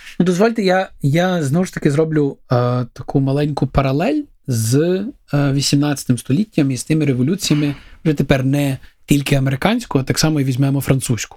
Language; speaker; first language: Ukrainian; early bilingual, heritage; Ukrainian